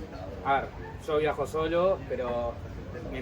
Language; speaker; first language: Spanish; native; Spanish